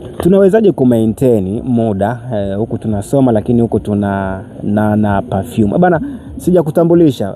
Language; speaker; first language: Swahili; native; Swahili